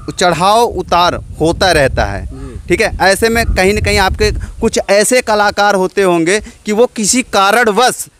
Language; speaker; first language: Hindi; native; Hindi